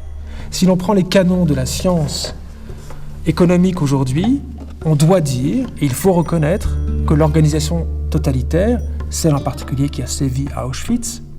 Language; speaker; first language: French; native; French